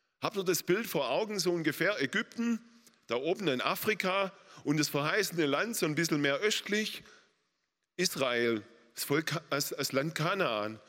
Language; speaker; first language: German; native; German